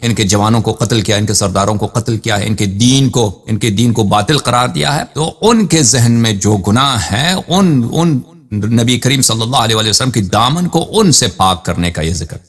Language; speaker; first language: Urdu; non-native, fluent; Persian